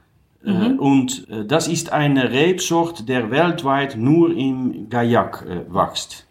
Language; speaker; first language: German; non-native, learner; Dutch